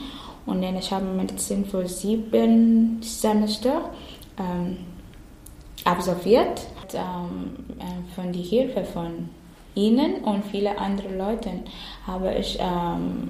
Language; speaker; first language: German; non-native, learner; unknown